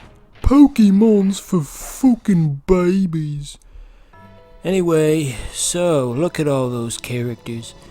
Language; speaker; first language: English; native; English